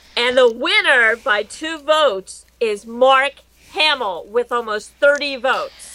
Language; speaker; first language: English; native; English